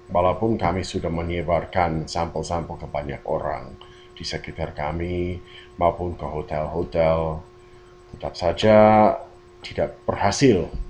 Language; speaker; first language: Indonesian; non-native, fluent; English